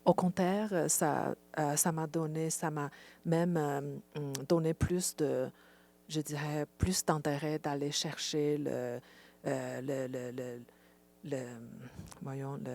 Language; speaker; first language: French; non-native, fluent; Chinese